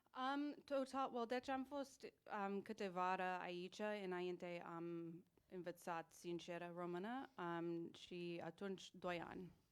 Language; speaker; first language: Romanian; early bilingual, heritage; English